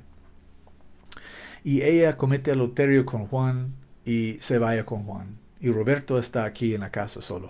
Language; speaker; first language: Spanish; non-native, learner; English